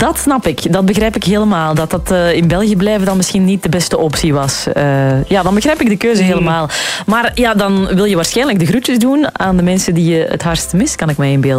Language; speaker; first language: Dutch; native; Dutch